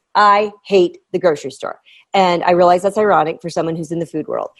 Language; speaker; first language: English; native; English